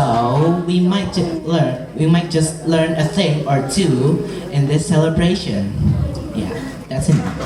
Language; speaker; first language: English; non-native, fluent; Indonesian